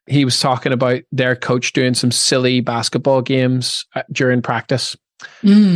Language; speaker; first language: English; native; English